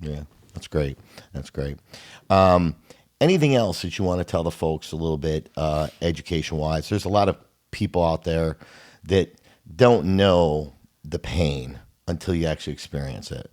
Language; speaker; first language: English; native; English